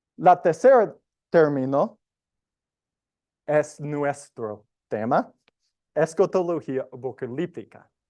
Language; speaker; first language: Spanish; non-native, learner; English